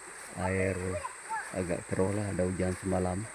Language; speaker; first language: Indonesian; non-native, local second language; Iban